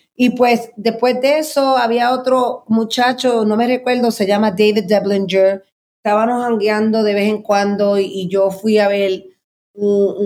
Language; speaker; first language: Spanish; early bilingual, heritage; Spanish